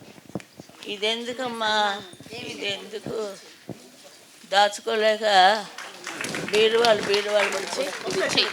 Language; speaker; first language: Telugu; native; Telugu